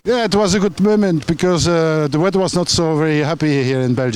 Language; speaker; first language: English; non-native, fluent; French